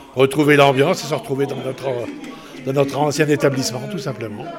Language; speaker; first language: French; native; French